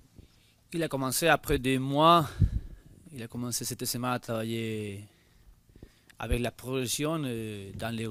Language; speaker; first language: French; non-native, learner; Spanish